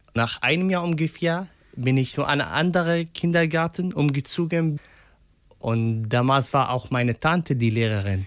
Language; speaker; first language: German; non-native, learner; Arabic